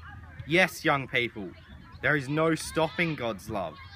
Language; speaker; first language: English; native; English